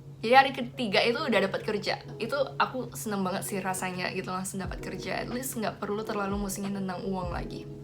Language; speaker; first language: Indonesian; native; Indonesian